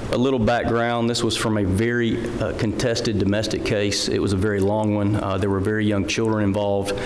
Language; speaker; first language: English; native; English